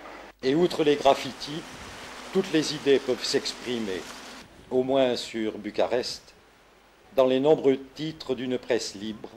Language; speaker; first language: French; native; French